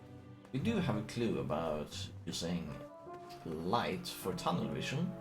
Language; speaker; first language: English; non-native, fluent; Chinese